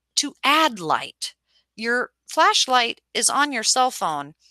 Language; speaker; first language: English; native; English